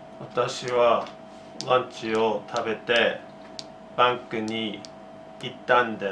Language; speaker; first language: Japanese; non-native, learner; English